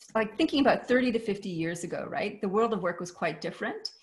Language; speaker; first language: English; native; English